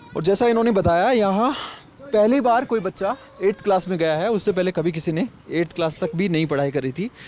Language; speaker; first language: Hindi; native; Hindi